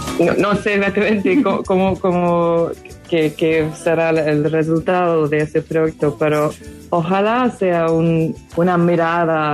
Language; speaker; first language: Spanish; non-native, fluent; English